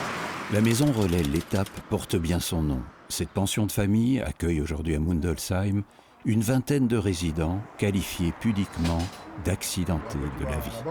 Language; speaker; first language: French; native; French